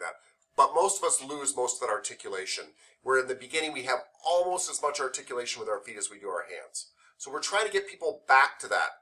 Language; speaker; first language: English; native; English